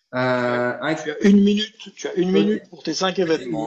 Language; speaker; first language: French; native; French